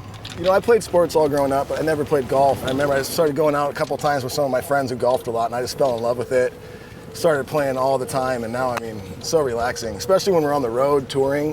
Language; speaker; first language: English; native; English